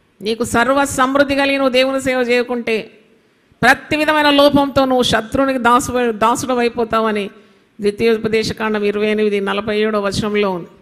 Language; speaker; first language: Telugu; non-native, local second language; Malayalam